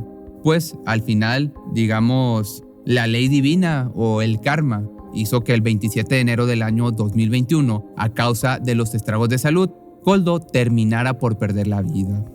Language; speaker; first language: Spanish; native; Spanish